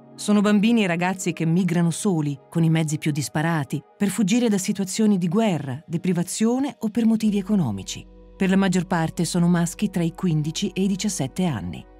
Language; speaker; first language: Italian; native; Italian